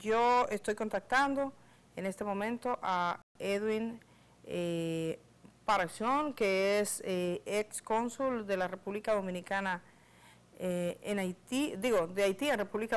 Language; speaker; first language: Spanish; native; Spanish